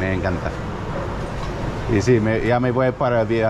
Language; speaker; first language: Spanish; non-native, learner; English